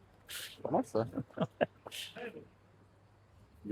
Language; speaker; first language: French; native; French